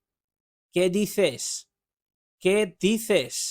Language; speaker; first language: Spanish; non-native, fluent; Urdu